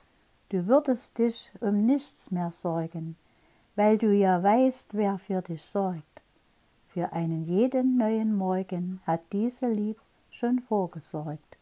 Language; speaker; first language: German; native; German